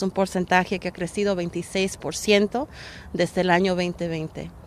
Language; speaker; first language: Spanish; early bilingual, heritage; Spanish